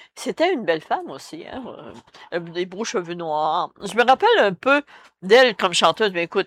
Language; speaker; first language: French; native; French